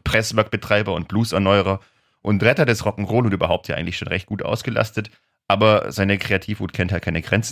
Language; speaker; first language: German; native; German